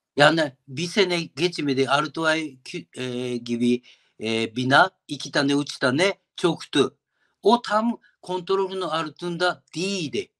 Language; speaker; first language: Turkish; non-native, learner; Japanese